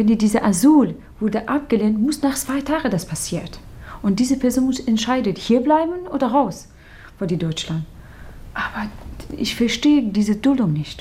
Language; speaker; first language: German; non-native, learner; Persian